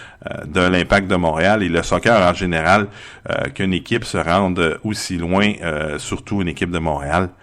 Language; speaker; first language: French; native; French